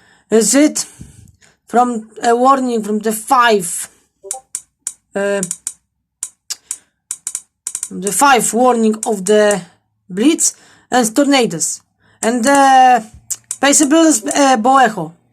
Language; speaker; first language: English; non-native, learner; Polish